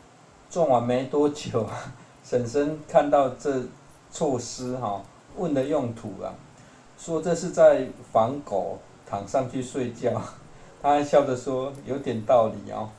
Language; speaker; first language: Chinese; native; Chinese